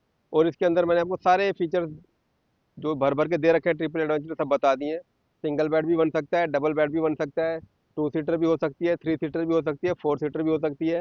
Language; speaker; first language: Hindi; native; Hindi